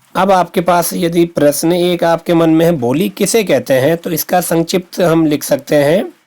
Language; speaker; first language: Hindi; non-native, local second language; Garhwali